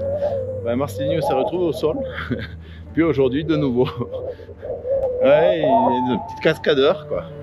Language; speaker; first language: French; native; French